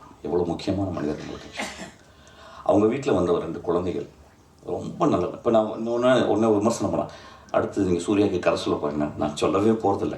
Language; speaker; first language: Tamil; native; Tamil